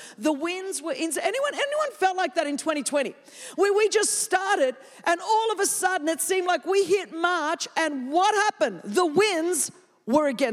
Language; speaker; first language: English; non-native, fluent; Greek